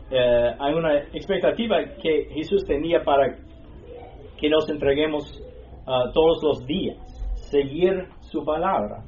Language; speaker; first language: Spanish; non-native, learner; English